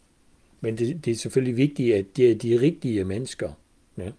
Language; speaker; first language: Danish; non-native, fluent; German